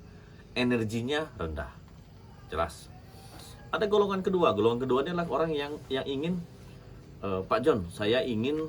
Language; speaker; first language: Indonesian; native; Indonesian